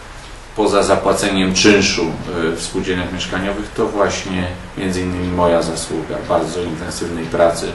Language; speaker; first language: Polish; native; Polish